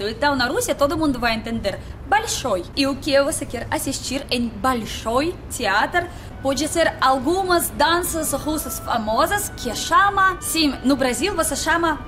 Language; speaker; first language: Portuguese; non-native, learner; Russian